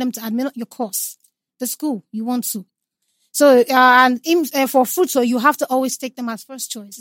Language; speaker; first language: English; non-native, local second language; Igbo